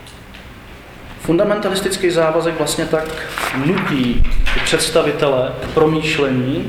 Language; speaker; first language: Czech; native; Czech